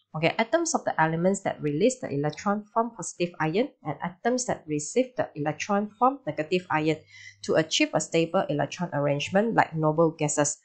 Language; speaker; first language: English; non-native, local second language; Chinese